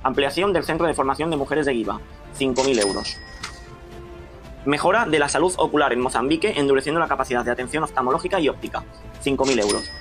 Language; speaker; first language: Spanish; native; Spanish